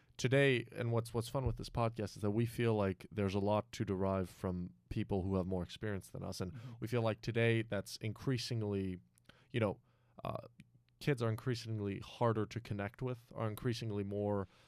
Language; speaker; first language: English; non-native, fluent; French